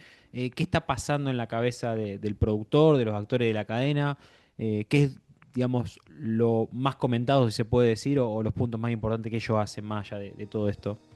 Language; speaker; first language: Spanish; native; Spanish